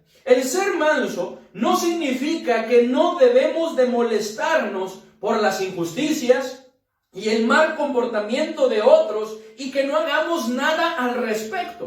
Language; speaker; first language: Spanish; native; Spanish